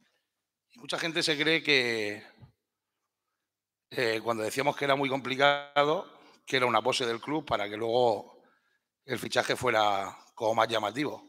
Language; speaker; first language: Spanish; native; Spanish